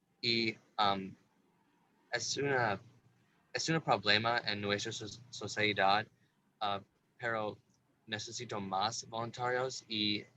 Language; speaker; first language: Spanish; non-native, learner; English